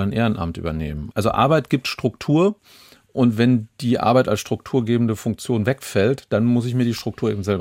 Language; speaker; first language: German; native; German